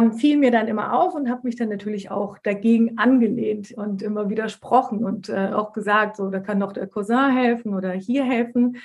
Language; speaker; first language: German; early bilingual, other home language; Turkish